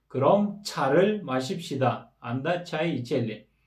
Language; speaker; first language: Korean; non-native, fluent; Kyrgyz